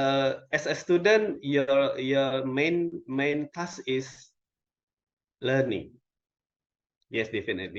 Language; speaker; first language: English; non-native, local second language; Indonesian